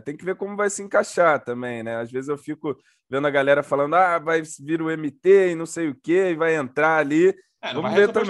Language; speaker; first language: Portuguese; native; Portuguese